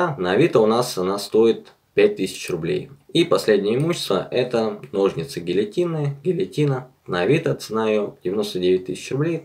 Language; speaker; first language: Russian; native; Russian